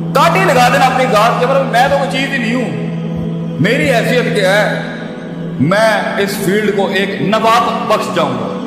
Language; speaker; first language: Urdu; non-native, local second language; Punjabi